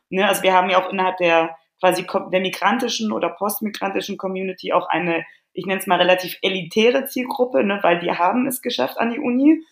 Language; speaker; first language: German; early bilingual, other home language; Polish